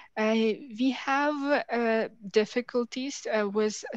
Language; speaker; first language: English; non-native, fluent; Ukrainian